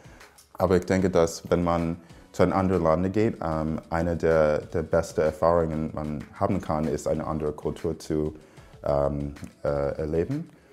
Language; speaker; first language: German; non-native, fluent; English